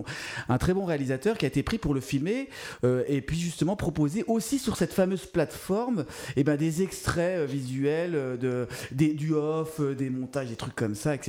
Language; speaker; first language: French; native; French